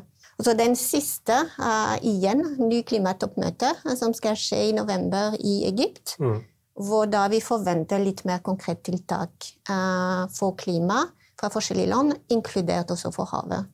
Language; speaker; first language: Norwegian; non-native, fluent; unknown